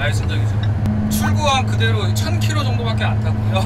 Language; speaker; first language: Korean; native; Korean